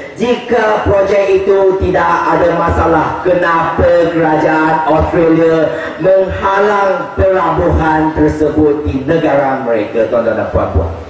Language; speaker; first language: Malay; non-native, local second language; Chinese